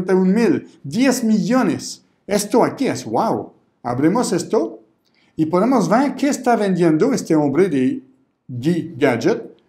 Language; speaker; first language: Spanish; non-native, fluent; French